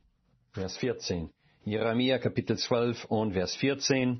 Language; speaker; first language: German; non-native, fluent; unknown